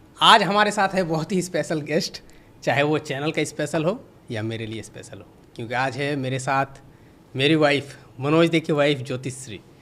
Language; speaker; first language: Hindi; native; Hindi